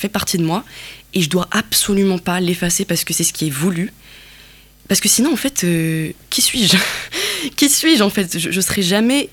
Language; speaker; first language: French; non-native, local second language; Kabyle